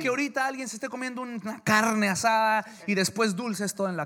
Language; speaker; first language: Spanish; early bilingual, heritage; English